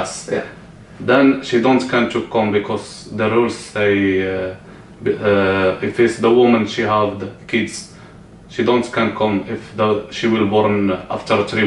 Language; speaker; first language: English; non-native, learner; Arabic